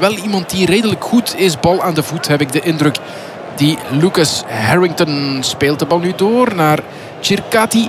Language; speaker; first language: Dutch; native; Dutch